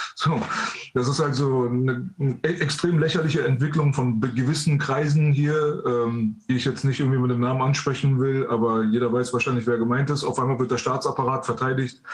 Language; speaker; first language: German; early bilingual, other home language; Persian